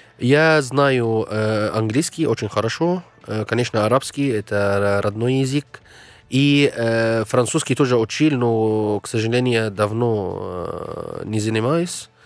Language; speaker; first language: Russian; non-native, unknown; Arabic